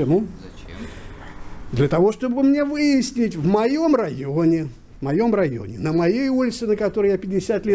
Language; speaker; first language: Russian; native; Russian